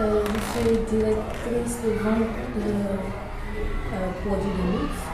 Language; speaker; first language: French; non-native, learner; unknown